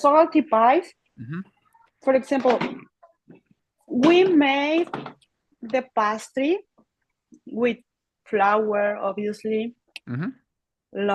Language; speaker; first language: English; non-native, learner; Spanish